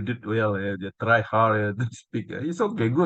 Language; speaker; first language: English; non-native, learner; Indonesian